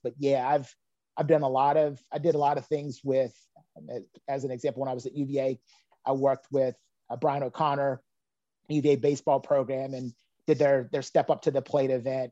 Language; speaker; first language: English; native; English